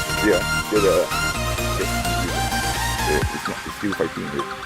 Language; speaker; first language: English; non-native, learner; Thai